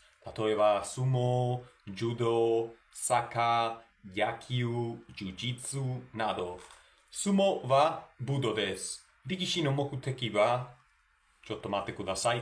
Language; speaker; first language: Japanese; non-native, learner; Spanish